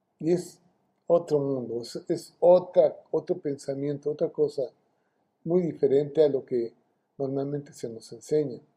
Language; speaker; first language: Spanish; native; Spanish